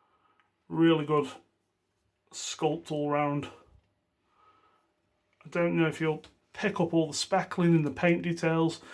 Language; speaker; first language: English; native; English